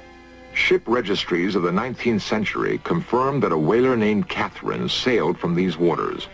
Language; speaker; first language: English; native; English